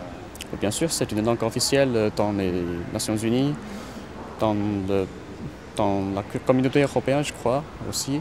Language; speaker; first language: French; non-native, fluent; Chinese